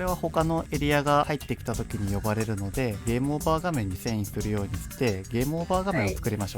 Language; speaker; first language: Japanese; native; Japanese